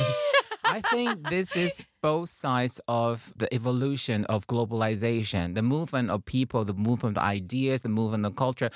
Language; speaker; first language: English; non-native, fluent; Chinese